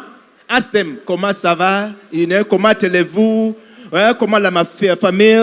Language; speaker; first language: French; non-native, learner; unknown